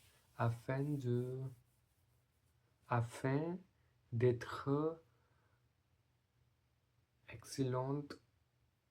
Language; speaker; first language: French; non-native, learner; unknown